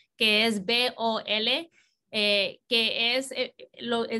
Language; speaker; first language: Spanish; early bilingual, heritage; Spanish